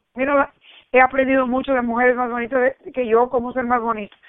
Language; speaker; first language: Spanish; early bilingual, heritage; Spanish